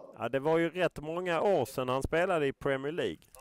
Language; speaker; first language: Swedish; native; Swedish